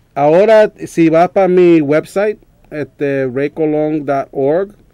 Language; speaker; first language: Spanish; early bilingual, other home language; English